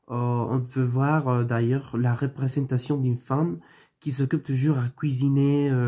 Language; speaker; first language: French; non-native, learner; Spanish